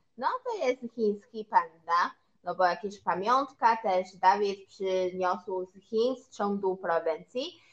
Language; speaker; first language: Polish; non-native, learner; Chinese